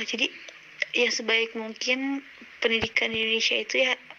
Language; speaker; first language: Indonesian; native; Indonesian